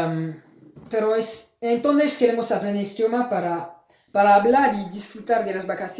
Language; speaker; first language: Spanish; non-native, learner; French